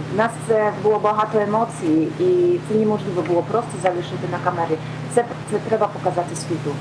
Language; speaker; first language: Ukrainian; non-native, learner; Polish